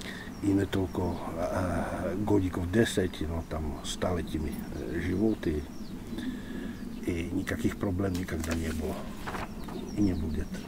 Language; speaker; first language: Russian; non-native, fluent; Czech